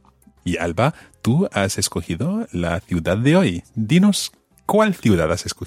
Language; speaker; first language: Spanish; non-native, fluent; English